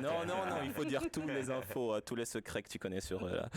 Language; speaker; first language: French; native; French